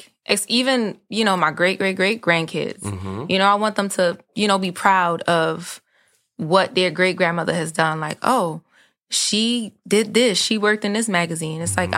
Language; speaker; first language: English; native; English